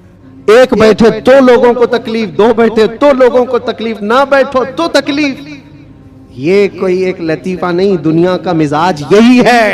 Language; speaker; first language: Urdu; native; Urdu